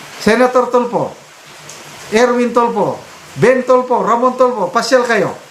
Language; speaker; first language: Filipino; non-native, local second language; Cebuano